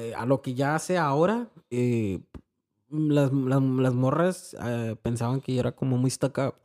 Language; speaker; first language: Spanish; early bilingual, heritage; Spanish